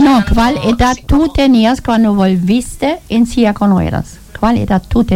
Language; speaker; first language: Spanish; non-native, learner; German